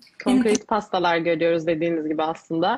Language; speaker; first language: Turkish; native; Turkish